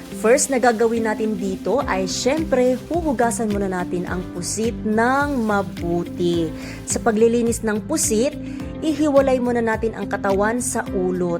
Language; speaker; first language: Filipino; non-native, local second language; Cebuano